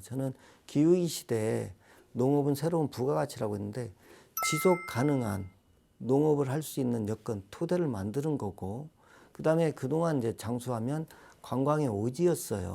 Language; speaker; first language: Korean; native; Korean